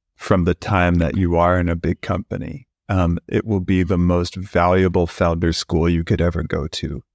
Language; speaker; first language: English; native; English